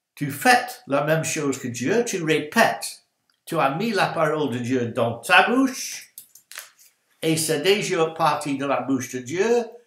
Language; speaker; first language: French; non-native, learner; English